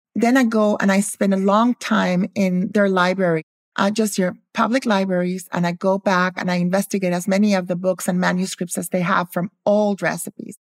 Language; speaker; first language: English; early bilingual, other home language; Spanish